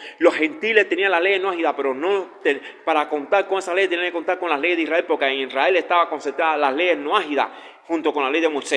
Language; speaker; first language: Spanish; native; Spanish